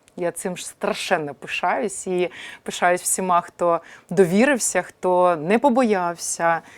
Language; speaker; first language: Ukrainian; native; Ukrainian